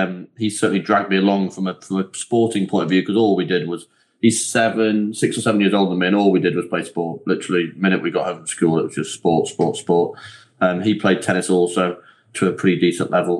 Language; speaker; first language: English; native; English